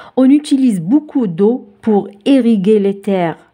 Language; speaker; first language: French; non-native, local second language; Arabic